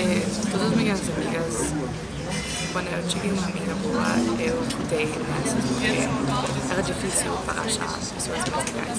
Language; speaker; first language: Portuguese; early bilingual, heritage; Portuguese